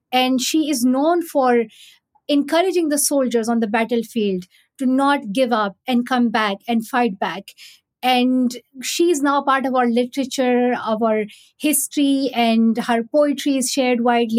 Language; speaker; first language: English; non-native, local second language; Pashto